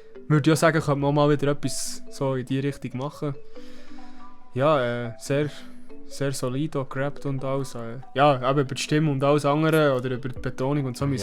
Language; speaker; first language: German; native; German